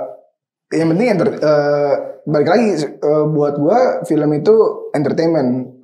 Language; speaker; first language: Indonesian; native; Indonesian